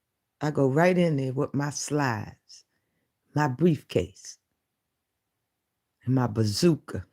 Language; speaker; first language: English; native; English